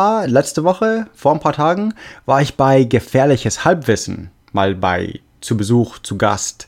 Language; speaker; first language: German; non-native, fluent; English